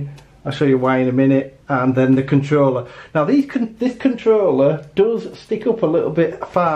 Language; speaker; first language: English; native; English